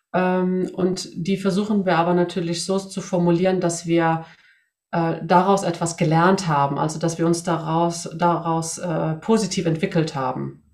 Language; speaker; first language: German; non-native, fluent; Swedish